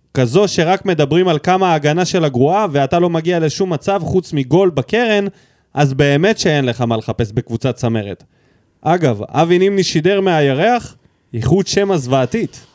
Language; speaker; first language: Hebrew; early bilingual, other home language; Russian